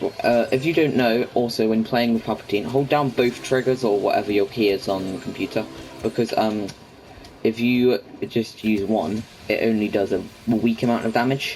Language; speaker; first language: English; native; English